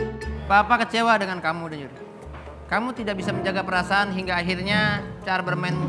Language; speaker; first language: Indonesian; native; Indonesian